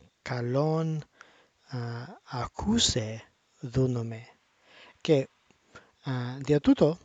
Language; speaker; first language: Greek; non-native, learner; English